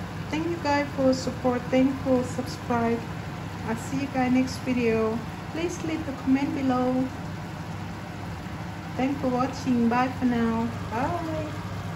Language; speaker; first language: English; non-native, learner; Thai